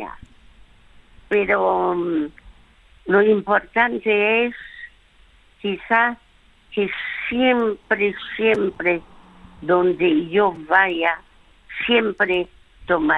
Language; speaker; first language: Spanish; early bilingual, other home language; French